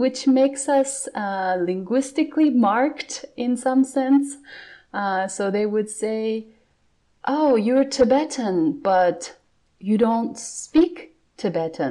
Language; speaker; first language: English; non-native, fluent; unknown